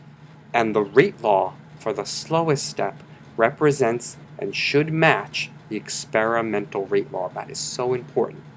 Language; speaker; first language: English; native; English